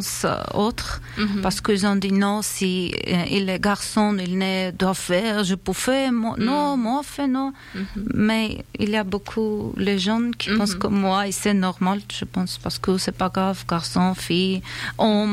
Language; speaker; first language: French; non-native, learner; Armenian